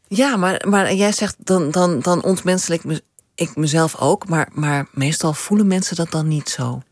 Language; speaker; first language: Dutch; native; Dutch